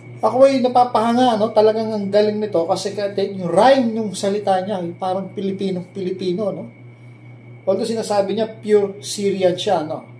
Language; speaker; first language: Filipino; native; Filipino